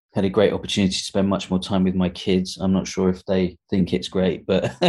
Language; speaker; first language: English; early bilingual, other home language; Hindi